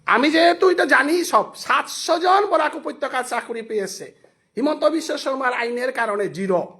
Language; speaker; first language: Bangla; non-native, local second language; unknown